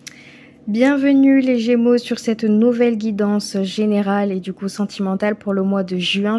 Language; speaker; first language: French; native; French